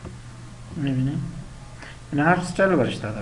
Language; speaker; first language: Persian; non-native, local second language; Pashto